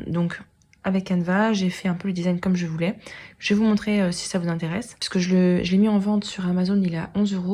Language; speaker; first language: French; native; French